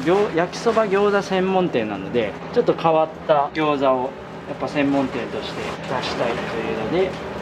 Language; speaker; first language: Japanese; native; Japanese